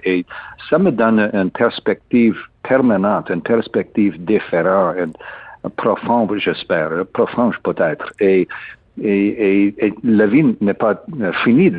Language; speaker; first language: French; non-native, learner; English